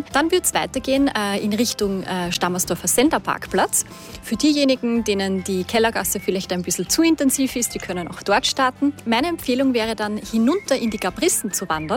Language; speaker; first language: German; native; German